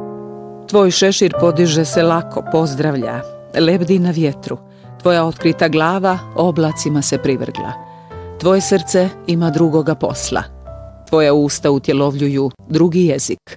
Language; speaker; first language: Bosnian; native; Bosnian